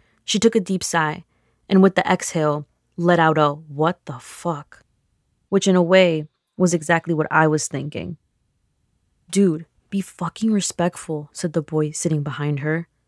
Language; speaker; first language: English; early bilingual, other home language; Spanish